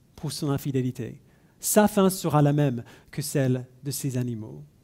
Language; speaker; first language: French; non-native, fluent; English